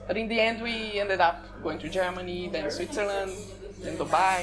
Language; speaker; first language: English; non-native, fluent; Portuguese